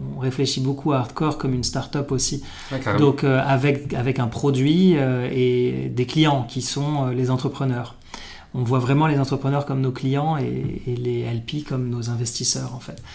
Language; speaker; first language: French; non-native, local second language; Arabic